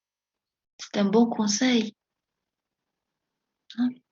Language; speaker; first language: French; non-native, fluent; Spanish